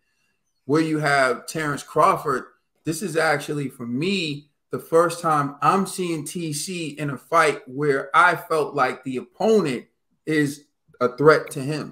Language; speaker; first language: English; native; English